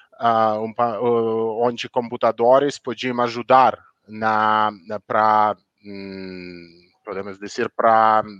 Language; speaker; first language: Portuguese; non-native, learner; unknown